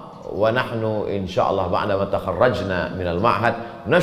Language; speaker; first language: Arabic; non-native, fluent; Indonesian